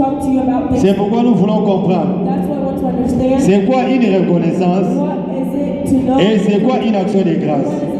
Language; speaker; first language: French; non-native, local second language; Lingala